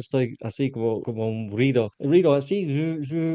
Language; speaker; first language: Spanish; non-native, learner; English